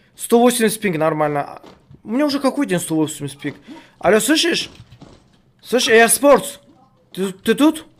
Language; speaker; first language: Russian; non-native, local second language; Kumyk